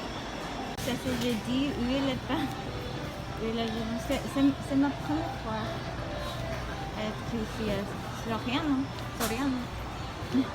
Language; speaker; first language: French; non-native, learner; English